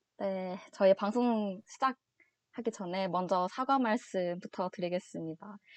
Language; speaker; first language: Korean; native; Korean